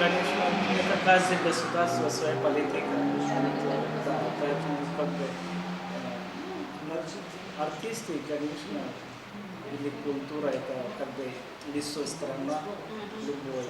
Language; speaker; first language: Russian; non-native, learner; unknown